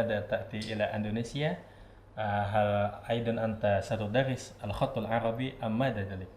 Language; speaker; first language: Arabic; non-native, learner; Indonesian